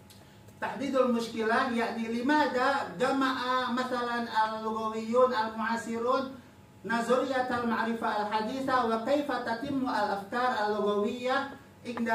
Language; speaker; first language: Arabic; non-native, fluent; Indonesian